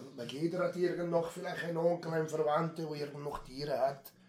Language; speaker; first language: German; native; German